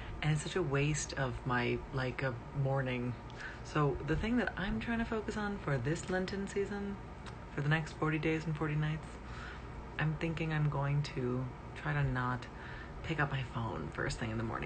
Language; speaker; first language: English; native; English